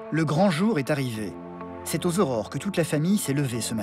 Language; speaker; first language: French; native; French